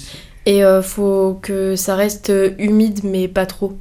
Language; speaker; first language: French; native; French